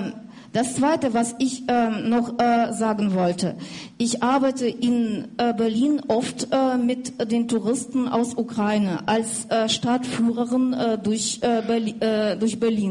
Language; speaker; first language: German; non-native, fluent; Russian